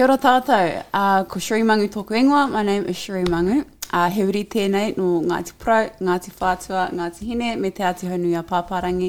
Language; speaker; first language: English; native; English